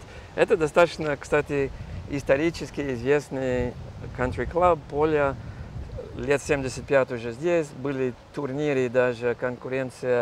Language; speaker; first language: Russian; non-native, fluent; English